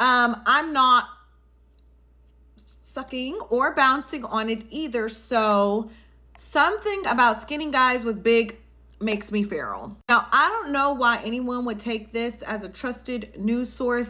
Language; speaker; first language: English; native; English